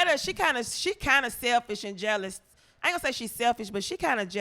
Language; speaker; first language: English; native; English